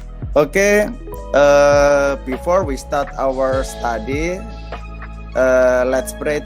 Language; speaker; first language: English; non-native, fluent; Indonesian